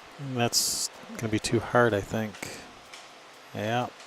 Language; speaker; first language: English; native; English